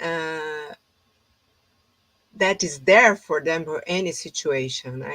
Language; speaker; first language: English; non-native, fluent; Portuguese